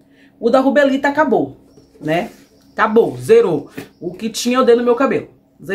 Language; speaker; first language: Portuguese; native; Portuguese